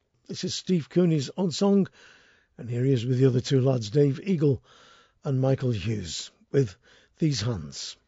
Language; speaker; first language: English; native; English